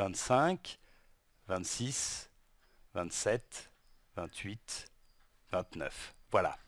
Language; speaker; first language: French; native; French